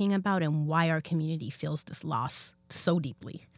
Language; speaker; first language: English; native; English